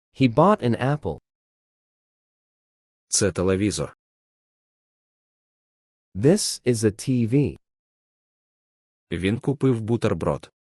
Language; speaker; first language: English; non-native, fluent; Ukrainian